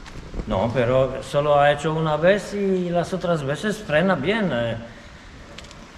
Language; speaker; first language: Spanish; non-native, fluent; Polish